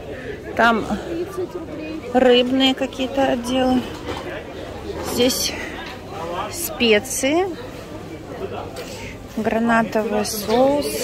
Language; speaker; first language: Russian; native; Russian